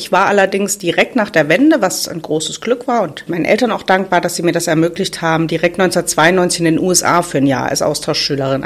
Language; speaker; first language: German; native; German